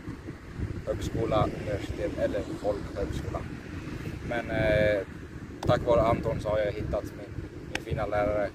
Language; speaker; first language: Swedish; early bilingual, other home language; Persian